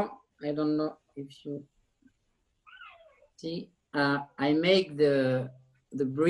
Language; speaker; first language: English; non-native, learner; French